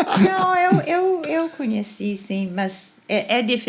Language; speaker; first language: Portuguese; non-native, fluent; English